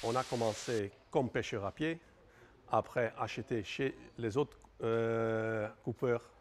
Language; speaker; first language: French; non-native, learner; Dutch